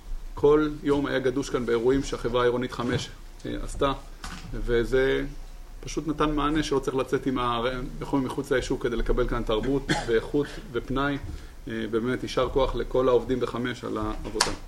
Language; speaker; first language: Hebrew; native; Hebrew